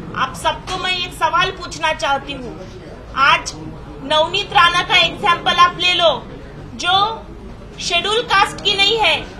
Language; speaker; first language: Hindi; non-native, local second language; Marathi